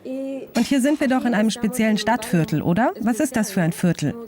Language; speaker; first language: German; native; German